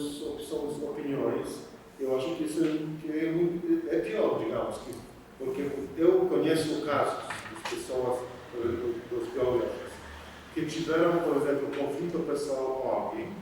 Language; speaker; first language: Portuguese; non-native, fluent; Polish